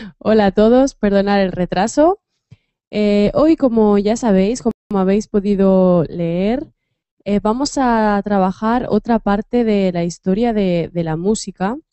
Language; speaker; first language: Spanish; native; Spanish